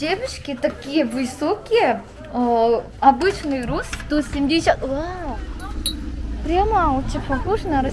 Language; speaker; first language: Russian; non-native, learner; Korean